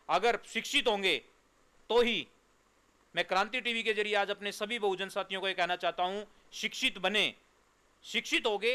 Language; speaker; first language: Hindi; non-native, local second language; Punjabi